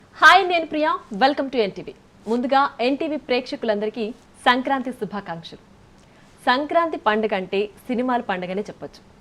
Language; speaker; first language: Telugu; native; Telugu